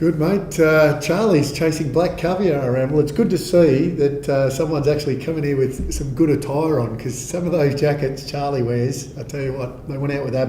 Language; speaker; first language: English; native; English